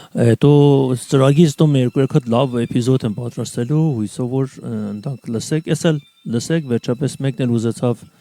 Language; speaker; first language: Armenian; native; Armenian